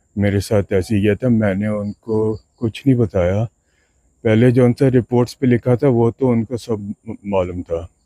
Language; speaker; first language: Hindi; non-native, local second language; Punjabi